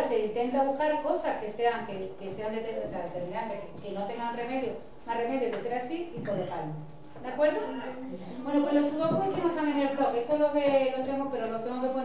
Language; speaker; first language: Spanish; native; Spanish